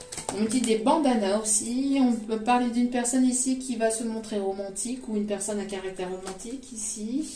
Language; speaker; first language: French; native; French